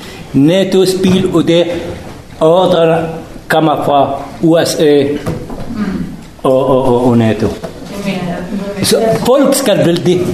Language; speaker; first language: Danish; non-native, learner; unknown